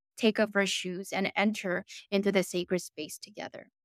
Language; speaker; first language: English; early bilingual, other home language; Korean